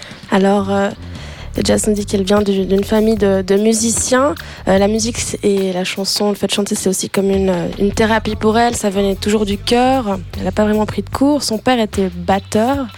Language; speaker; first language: French; native; French